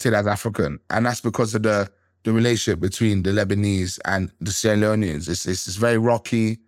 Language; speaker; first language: English; early bilingual, other home language; Krio